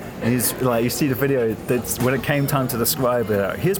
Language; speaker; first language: English; native; English